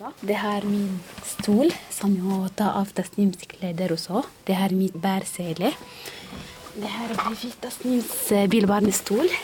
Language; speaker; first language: Swedish; non-native, learner; Arabic